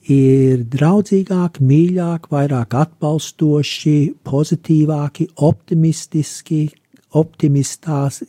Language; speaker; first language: Latvian; early bilingual, heritage; Latvian